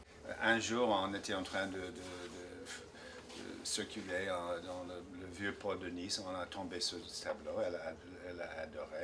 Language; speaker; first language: French; non-native, fluent; English